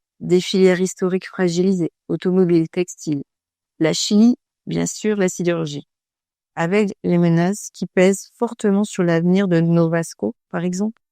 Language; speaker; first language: French; native; French